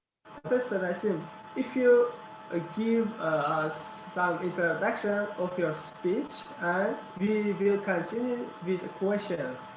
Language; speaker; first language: English; non-native, learner; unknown